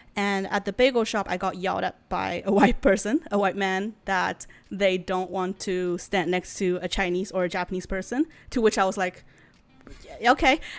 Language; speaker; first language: English; non-native, fluent; Chinese